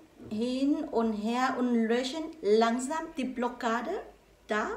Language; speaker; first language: German; non-native, learner; Vietnamese